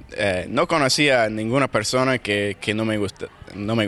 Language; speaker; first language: Spanish; non-native, learner; English